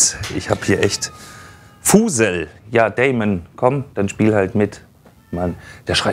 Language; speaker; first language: German; native; German